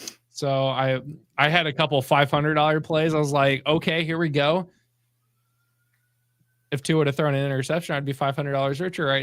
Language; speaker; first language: English; native; English